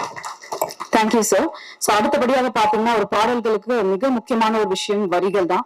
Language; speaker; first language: Tamil; native; Tamil